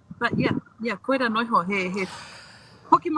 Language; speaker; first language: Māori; non-native, local second language; English